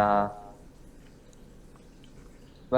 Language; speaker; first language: English; non-native, learner; Vietnamese